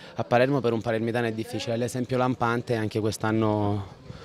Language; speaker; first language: Italian; native; Italian